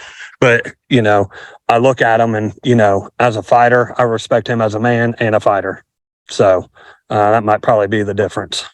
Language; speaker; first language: English; native; English